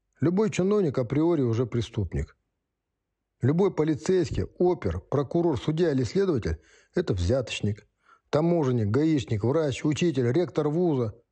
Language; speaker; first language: Russian; non-native, local second language; Kazakh